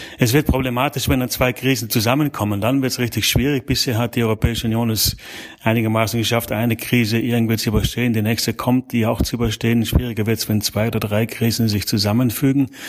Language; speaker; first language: German; native; German